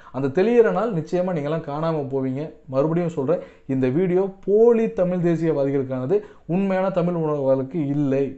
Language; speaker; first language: Tamil; non-native, local second language; Telugu